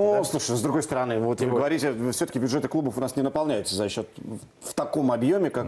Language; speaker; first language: Russian; native; Russian